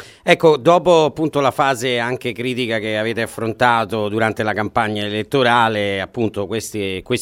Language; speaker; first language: Italian; native; Italian